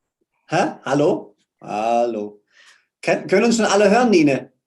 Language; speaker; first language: German; native; German